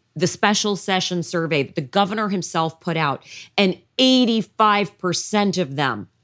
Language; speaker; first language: English; native; English